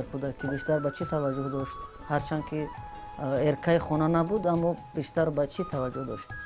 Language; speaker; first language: Persian; native; Persian